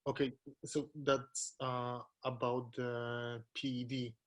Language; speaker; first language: English; non-native, fluent; Polish